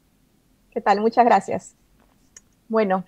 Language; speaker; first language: Spanish; native; Spanish